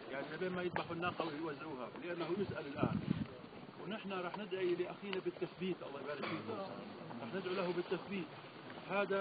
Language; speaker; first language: Arabic; native; Arabic